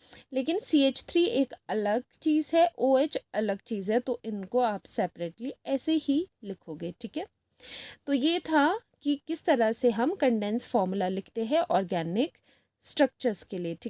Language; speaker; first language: Hindi; native; Hindi